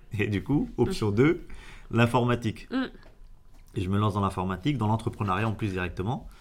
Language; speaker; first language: French; early bilingual, other home language; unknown